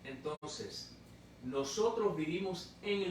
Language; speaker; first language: Spanish; native; Spanish